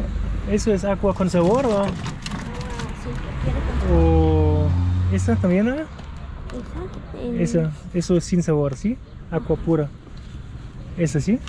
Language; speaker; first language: Spanish; non-native, learner; German